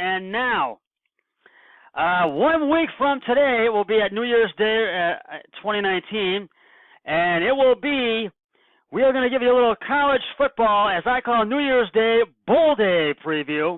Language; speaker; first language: English; native; English